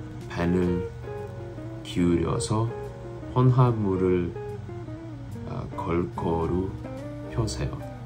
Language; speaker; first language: Korean; non-native, learner; English